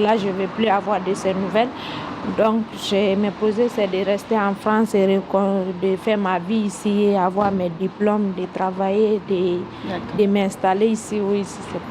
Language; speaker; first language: French; non-native, local second language; Mandingo